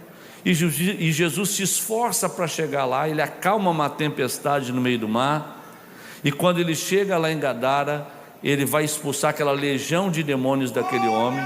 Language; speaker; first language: Portuguese; native; Portuguese